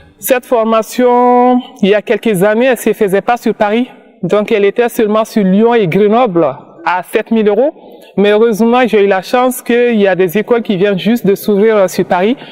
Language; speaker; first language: French; non-native, local second language; Bambara